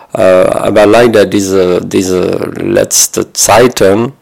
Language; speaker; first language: German; non-native, learner; Kabyle